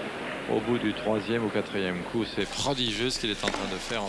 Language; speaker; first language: French; native; French